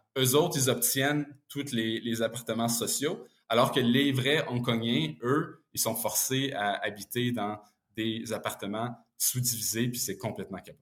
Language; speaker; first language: French; early bilingual, other home language; Bosnian